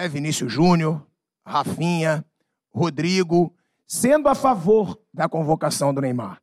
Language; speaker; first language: Portuguese; native; Portuguese